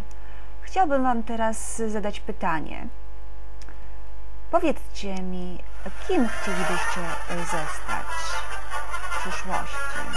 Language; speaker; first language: Polish; native; Polish